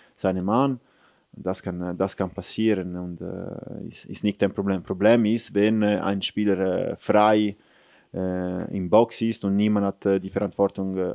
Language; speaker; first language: German; non-native, fluent; Italian